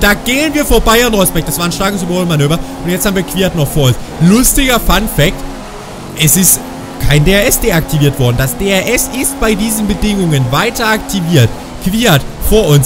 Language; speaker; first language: German; native; German